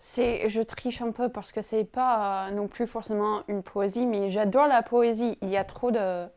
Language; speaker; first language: French; non-native, fluent; English